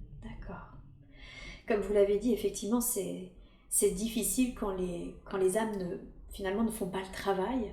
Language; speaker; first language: French; native; French